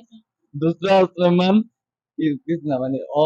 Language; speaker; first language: Hindi; non-native, learner; Bangla